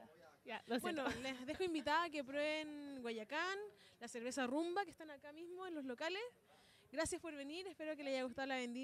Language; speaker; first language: Spanish; native; Spanish